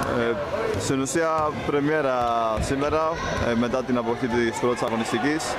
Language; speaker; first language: Greek; native; Greek